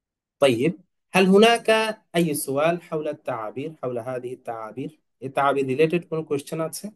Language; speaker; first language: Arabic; non-native, fluent; Bangla